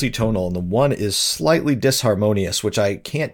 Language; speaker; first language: English; native; English